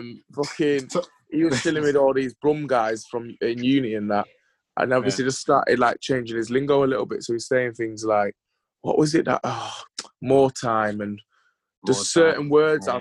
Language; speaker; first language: English; native; English